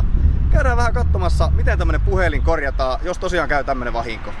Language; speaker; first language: Finnish; native; Finnish